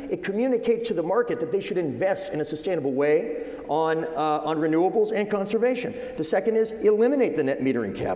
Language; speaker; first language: English; native; English